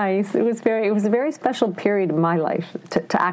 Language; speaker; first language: English; native; English